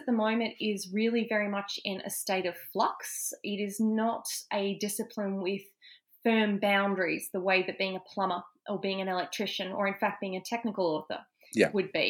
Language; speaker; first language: English; native; English